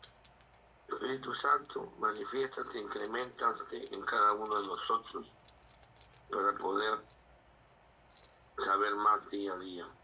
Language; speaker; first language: Spanish; native; Spanish